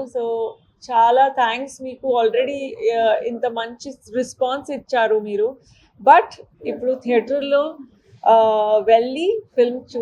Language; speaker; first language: Telugu; non-native, local second language; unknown